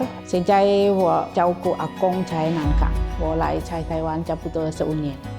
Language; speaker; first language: Chinese; non-native, learner; Indonesian